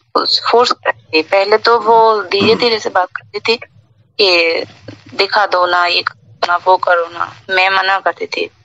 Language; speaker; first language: Hindi; non-native, learner; Bangla